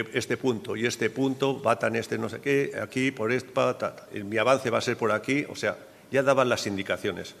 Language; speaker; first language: Spanish; native; Spanish